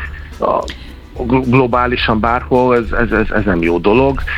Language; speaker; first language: Hungarian; native; Hungarian